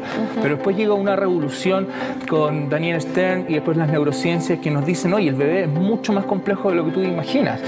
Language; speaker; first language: Spanish; native; Spanish